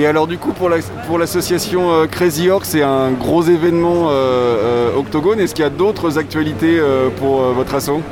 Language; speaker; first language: French; native; French